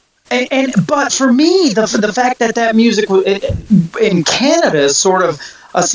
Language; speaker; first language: English; native; English